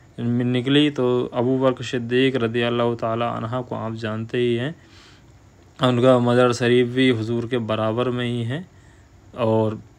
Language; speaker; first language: Hindi; native; Hindi